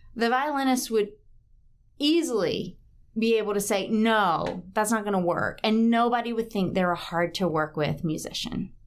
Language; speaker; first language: English; native; English